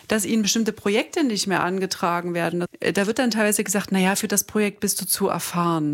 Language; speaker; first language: German; native; German